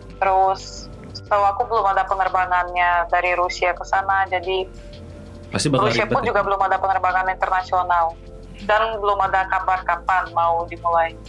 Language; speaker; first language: Indonesian; non-native, fluent; Russian